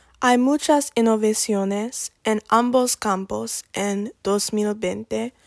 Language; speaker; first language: Spanish; non-native, learner; English